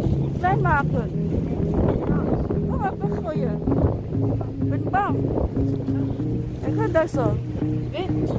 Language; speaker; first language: Dutch; non-native, learner; Cebuano